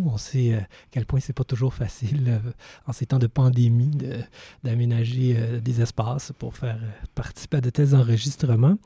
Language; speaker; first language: French; native; French